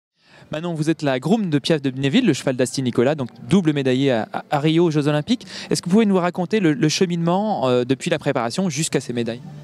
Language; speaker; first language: French; native; French